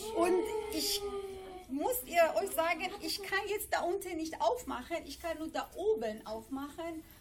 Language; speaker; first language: German; non-native, fluent; Persian